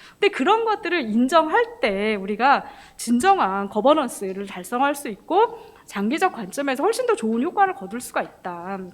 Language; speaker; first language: Korean; native; Korean